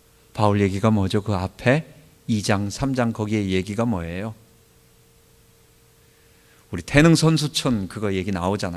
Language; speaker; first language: Korean; native; Korean